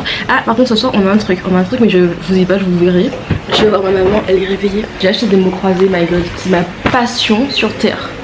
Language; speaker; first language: French; native; French